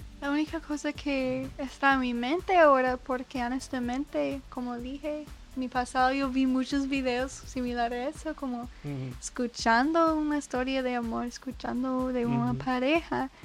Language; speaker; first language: Spanish; non-native, learner; English